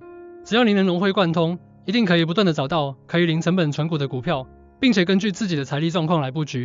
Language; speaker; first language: Chinese; native; Chinese